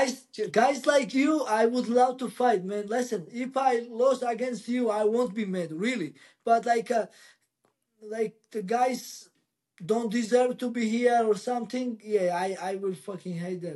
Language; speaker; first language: English; non-native, learner; Georgian